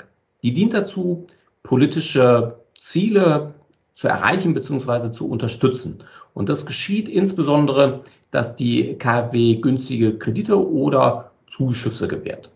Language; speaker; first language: German; native; German